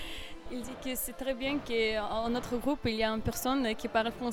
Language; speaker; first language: French; non-native, learner; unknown